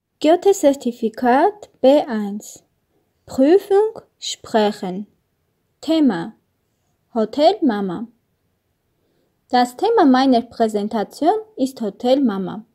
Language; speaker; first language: German; non-native, learner; Armenian